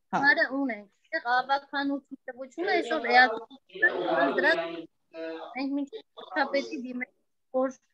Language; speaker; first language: Armenian; native; Armenian